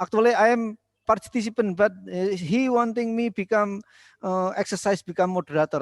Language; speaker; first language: English; non-native, learner; Indonesian